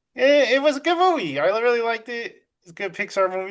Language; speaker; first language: English; native; English